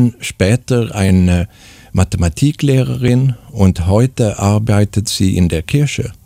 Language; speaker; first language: German; non-native, fluent; Swedish